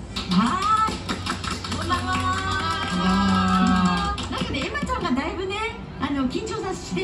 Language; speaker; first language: Japanese; native; Japanese